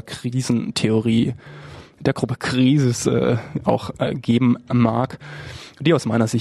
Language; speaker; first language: German; native; German